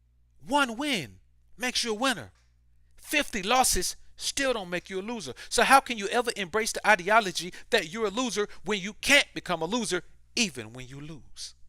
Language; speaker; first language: English; native; English